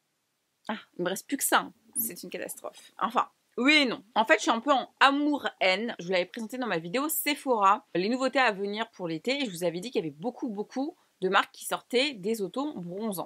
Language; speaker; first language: French; native; French